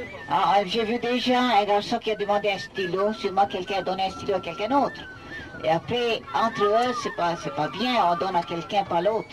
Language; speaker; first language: French; non-native, fluent; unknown